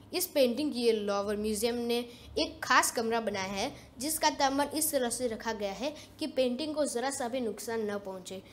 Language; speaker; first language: Hindi; non-native, local second language; Gujarati